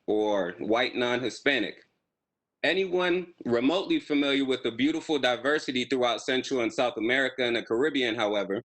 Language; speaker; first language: English; native; English